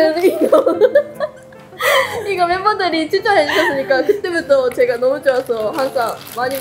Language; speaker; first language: Korean; non-native, fluent; Japanese